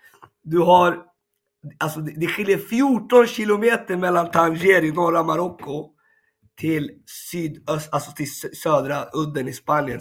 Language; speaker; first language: Swedish; early bilingual, other home language; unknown